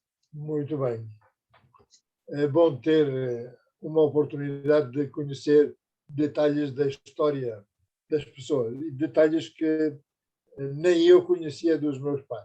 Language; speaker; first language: Portuguese; non-native, fluent; Persian